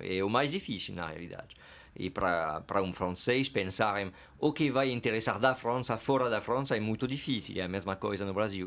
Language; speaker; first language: Portuguese; non-native, fluent; French